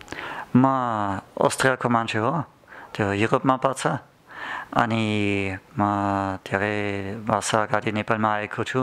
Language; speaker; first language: Nepali; non-native, learner; German